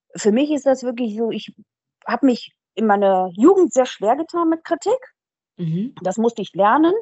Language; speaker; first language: German; early bilingual, other home language; Persian